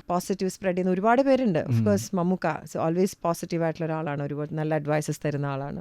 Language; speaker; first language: Malayalam; native; Malayalam